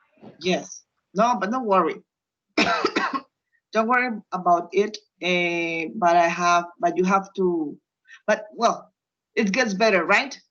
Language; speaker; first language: English; non-native, fluent; Spanish